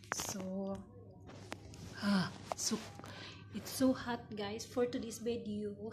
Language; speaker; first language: English; non-native, learner; Filipino